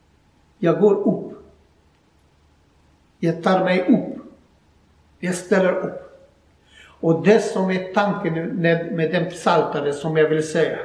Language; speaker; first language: Swedish; non-native, learner; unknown